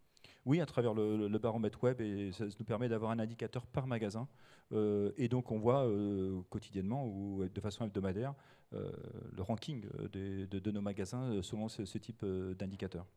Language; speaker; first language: French; native; French